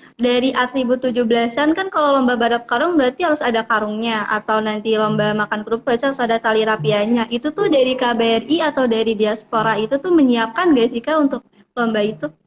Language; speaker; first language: Indonesian; native; Indonesian